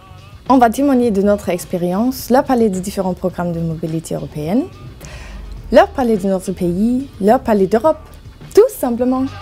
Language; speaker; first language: French; non-native, fluent; German